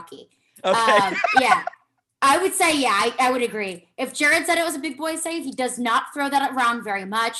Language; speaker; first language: English; native; English